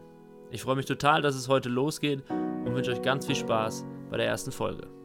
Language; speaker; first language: German; native; German